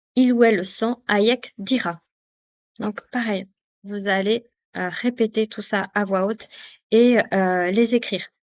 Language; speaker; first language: French; native; French